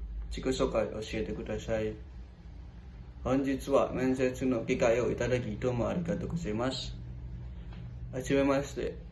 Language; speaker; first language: Japanese; non-native, learner; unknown